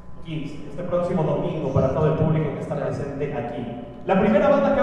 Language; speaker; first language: Spanish; native; Spanish